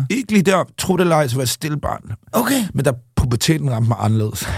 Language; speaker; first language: Danish; early bilingual, other home language; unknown